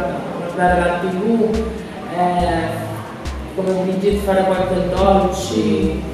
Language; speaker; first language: Italian; non-native, learner; Spanish